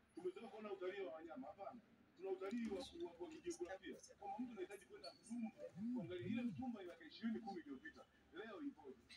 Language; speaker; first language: Swahili; native; Swahili